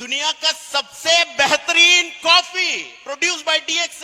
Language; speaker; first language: Hindi; non-native, learner; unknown